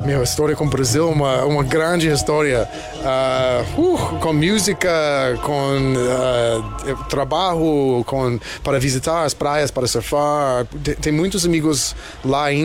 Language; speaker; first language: Portuguese; non-native, learner; English